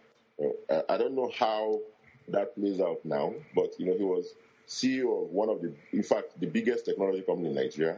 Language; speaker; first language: English; non-native, local second language; Bini